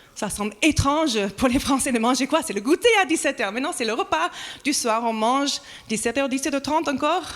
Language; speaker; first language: French; non-native, fluent; English